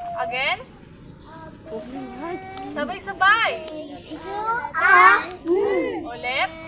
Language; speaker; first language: Filipino; native; Filipino